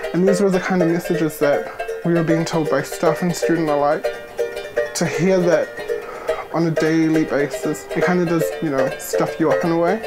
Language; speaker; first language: English; native; English